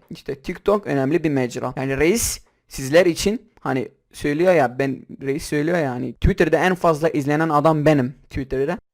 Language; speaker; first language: Turkish; non-native, local second language; Kurdish